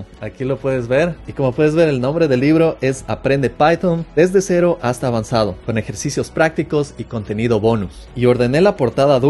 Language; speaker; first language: Spanish; native; Spanish